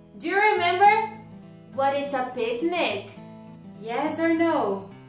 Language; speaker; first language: English; non-native, fluent; Portuguese